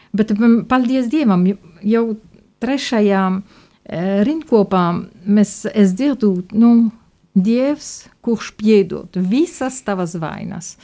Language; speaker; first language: Latvian; non-native, fluent; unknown